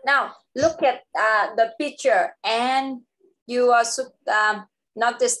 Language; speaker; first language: English; non-native, local second language; Vietnamese